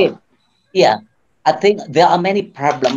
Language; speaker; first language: English; non-native, learner; Indonesian